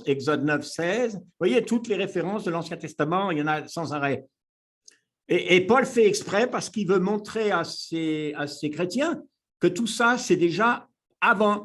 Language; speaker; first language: French; native; French